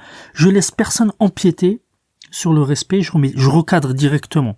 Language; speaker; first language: French; native; French